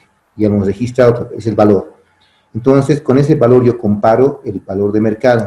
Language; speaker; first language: Spanish; native; Spanish